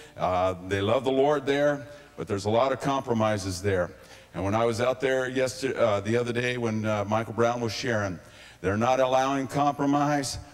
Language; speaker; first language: English; native; English